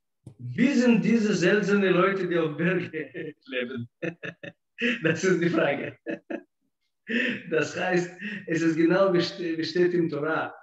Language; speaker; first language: German; non-native, fluent; Russian